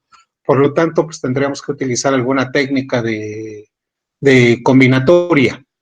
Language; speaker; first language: Spanish; native; Spanish